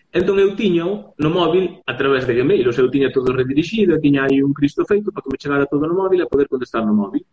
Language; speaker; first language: Galician; native; Galician